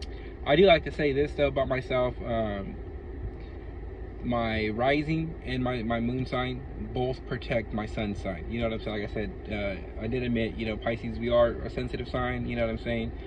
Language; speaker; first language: English; native; English